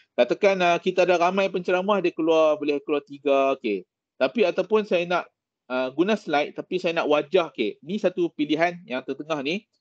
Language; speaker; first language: Malay; native; Malay